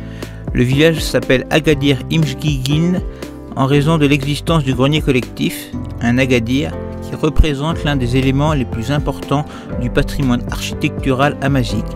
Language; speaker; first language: French; native; French